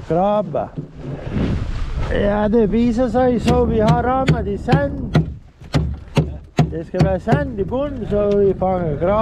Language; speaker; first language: Danish; non-native, learner; Estonian